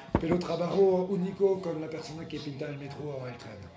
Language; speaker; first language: Spanish; non-native, learner; French